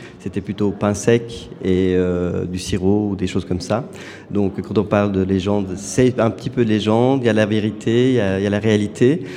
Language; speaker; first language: French; non-native, fluent; Turkish